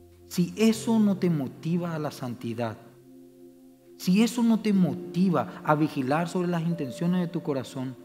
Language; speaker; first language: Spanish; native; Spanish